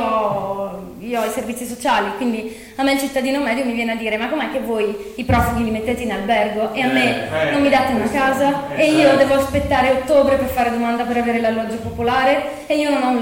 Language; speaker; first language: Italian; native; Italian